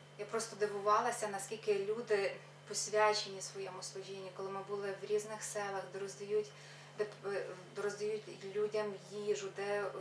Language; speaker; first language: Ukrainian; native; Ukrainian